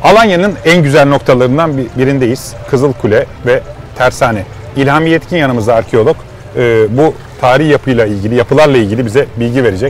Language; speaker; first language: Turkish; native; Turkish